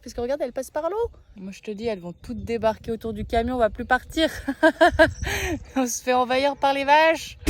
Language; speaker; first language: French; native; French